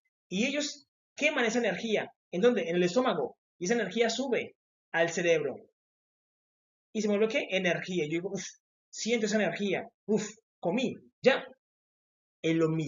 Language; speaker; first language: Spanish; native; Spanish